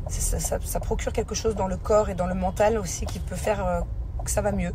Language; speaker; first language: French; native; French